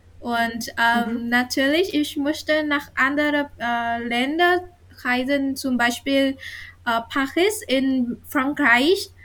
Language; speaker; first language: German; non-native, learner; Vietnamese